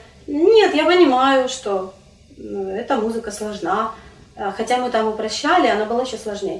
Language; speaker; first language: Russian; non-native, local second language; Crimean Tatar